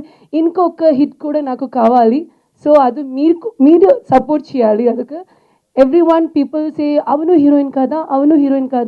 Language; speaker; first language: Telugu; non-native, fluent; Malayalam